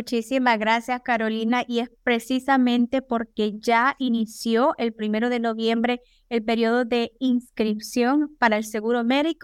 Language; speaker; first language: Spanish; native; Spanish